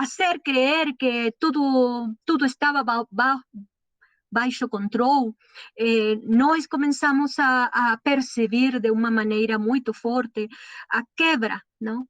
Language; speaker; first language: Portuguese; non-native, learner; Spanish